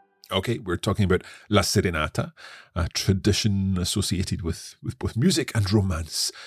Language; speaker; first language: English; native; English